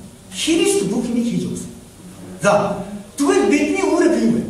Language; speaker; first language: Mongolian; non-native, fluent; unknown